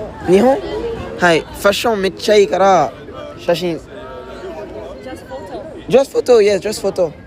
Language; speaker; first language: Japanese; non-native, learner; French